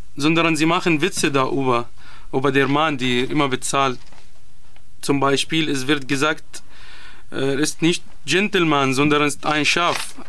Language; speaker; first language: German; non-native, learner; Arabic